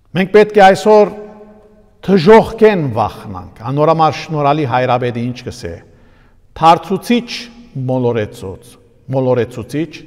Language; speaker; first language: Armenian; native; Armenian